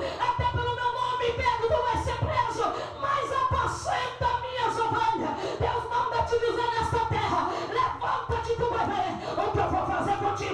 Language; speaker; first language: Portuguese; native; Portuguese